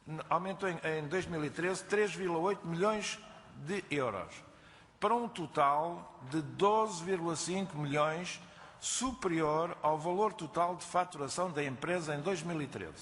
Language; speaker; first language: Portuguese; native; Portuguese